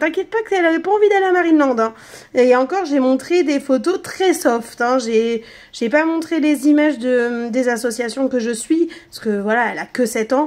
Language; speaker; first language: French; native; French